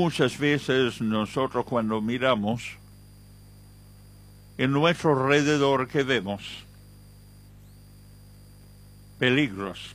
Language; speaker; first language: Spanish; non-native, fluent; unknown